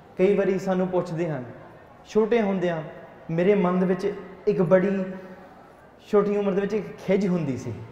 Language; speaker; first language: Punjabi; early bilingual, heritage; Punjabi